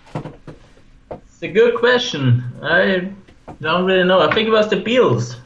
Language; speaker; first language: English; non-native, fluent; German